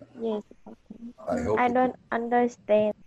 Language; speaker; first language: English; non-native, learner; Vietnamese